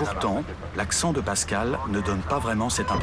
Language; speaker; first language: French; native; French